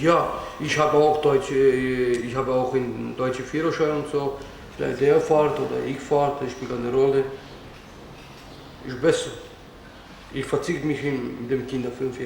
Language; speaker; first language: German; non-native, learner; Romany